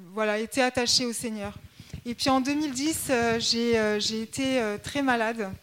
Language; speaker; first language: French; native; French